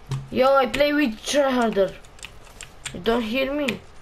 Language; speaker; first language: English; non-native, learner; Romanian